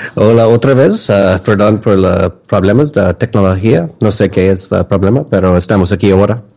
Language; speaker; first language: Spanish; non-native, learner; English